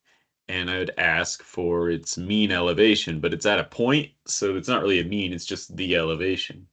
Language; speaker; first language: English; native; English